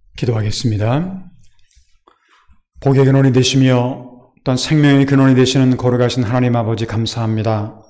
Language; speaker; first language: Korean; native; Korean